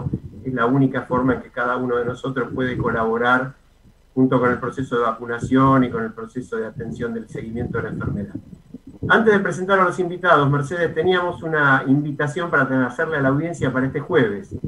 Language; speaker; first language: Spanish; native; Spanish